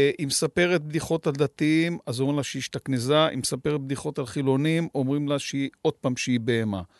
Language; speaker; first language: Hebrew; native; Hebrew